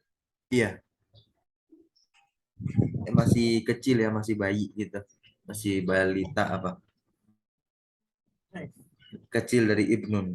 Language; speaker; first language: Indonesian; native; Indonesian